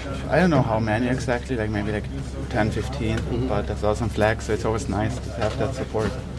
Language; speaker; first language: English; non-native, fluent; German